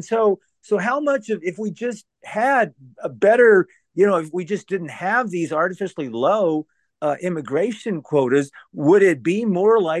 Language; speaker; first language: English; native; English